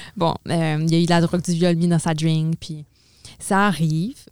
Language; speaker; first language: French; native; French